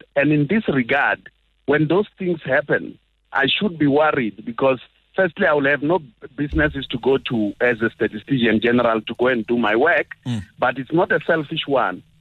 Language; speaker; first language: English; non-native, local second language; Tsonga